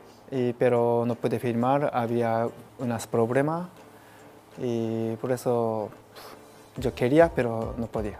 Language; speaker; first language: Spanish; non-native, learner; Japanese